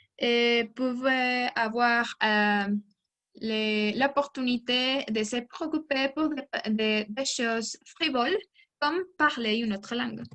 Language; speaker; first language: French; non-native, learner; Spanish